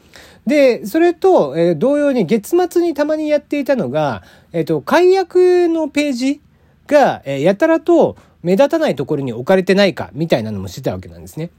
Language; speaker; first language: Japanese; native; Japanese